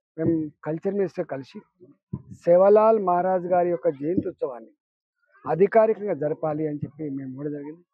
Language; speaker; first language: Telugu; non-native, local second language; Lambadi